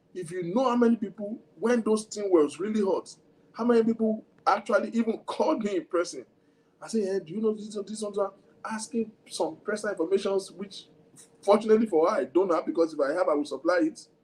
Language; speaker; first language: English; non-native, local second language; Yoruba